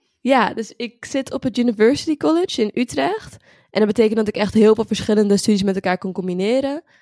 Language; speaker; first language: Dutch; native; Dutch